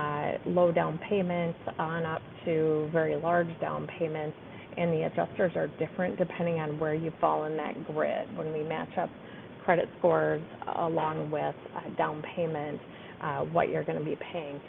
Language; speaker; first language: English; native; English